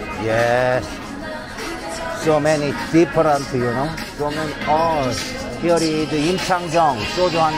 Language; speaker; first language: English; non-native, learner; Korean